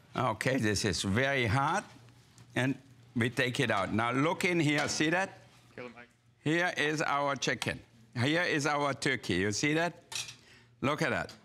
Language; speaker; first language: English; non-native, fluent; German